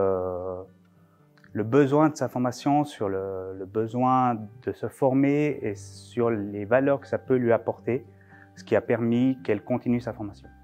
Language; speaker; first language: French; native; French